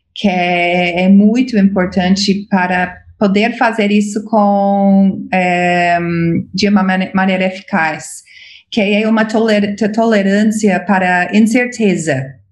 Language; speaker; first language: Portuguese; non-native, fluent; English